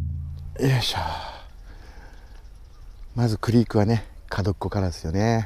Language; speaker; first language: Japanese; native; Japanese